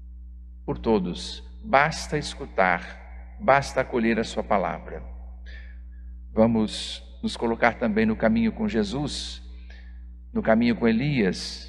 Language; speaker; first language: Portuguese; native; Portuguese